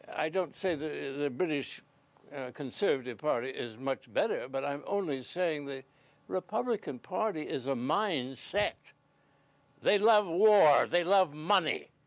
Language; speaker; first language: English; native; English